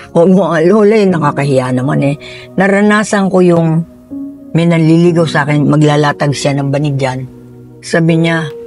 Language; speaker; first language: Filipino; native; Filipino